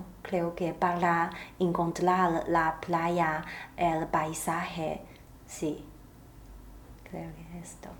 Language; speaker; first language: Spanish; non-native, learner; Chinese